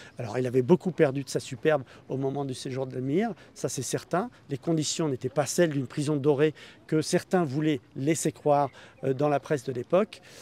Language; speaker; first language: French; native; French